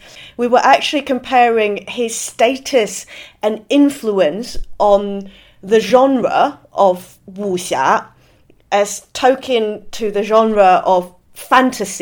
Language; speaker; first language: English; non-native, local second language; Cantonese